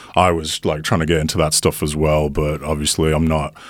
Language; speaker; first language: English; native; English